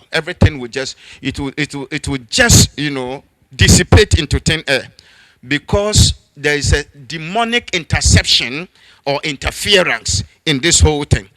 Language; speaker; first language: English; non-native, local second language; Akan